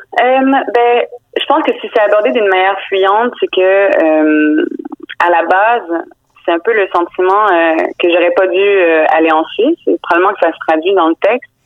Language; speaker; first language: French; native; French